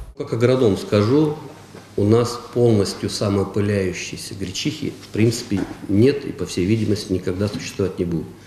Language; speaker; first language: Russian; native; Russian